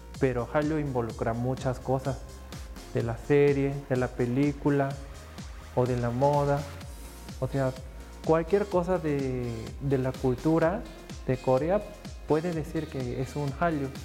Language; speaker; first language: Spanish; non-native, fluent; Korean